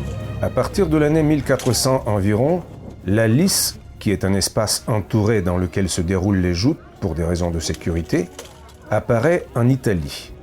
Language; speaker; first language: French; native; French